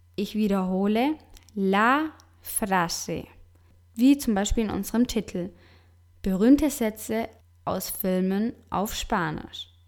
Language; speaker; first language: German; non-native, fluent; Spanish